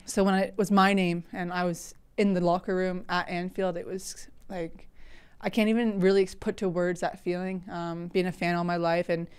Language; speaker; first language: English; native; English